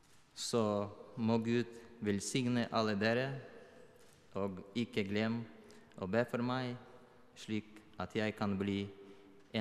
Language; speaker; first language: Norwegian; non-native, fluent; Ukrainian